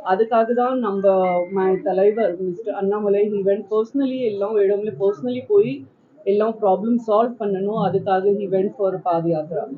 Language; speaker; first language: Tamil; non-native, learner; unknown